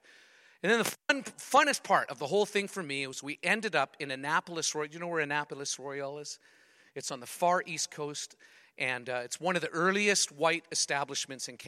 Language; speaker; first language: English; native; English